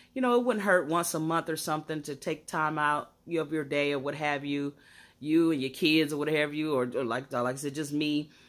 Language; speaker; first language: English; native; English